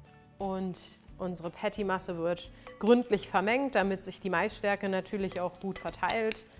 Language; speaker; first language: German; native; German